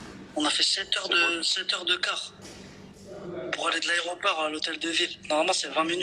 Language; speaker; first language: French; native; French